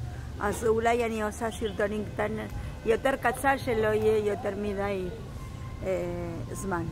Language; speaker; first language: Hebrew; non-native, learner; Spanish